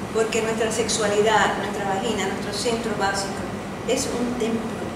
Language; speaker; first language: Spanish; early bilingual, heritage; Spanish